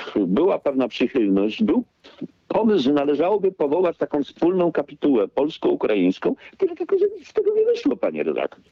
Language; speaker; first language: Polish; native; Polish